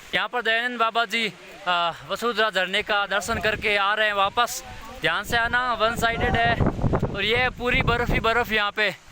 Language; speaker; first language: Hindi; native; Hindi